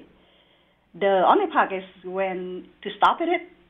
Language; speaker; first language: English; non-native, learner; Vietnamese